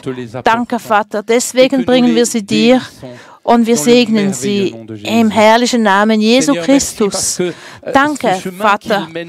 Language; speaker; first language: German; non-native, fluent; French